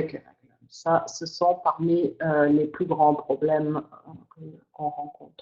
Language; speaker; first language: French; native; French